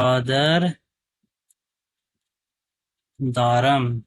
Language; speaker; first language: Persian; non-native, fluent; Urdu